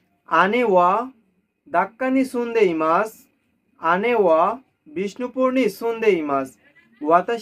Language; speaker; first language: Japanese; non-native, learner; Bangla